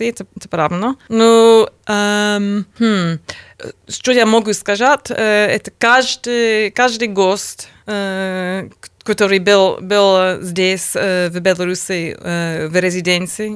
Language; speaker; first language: Russian; non-native, learner; English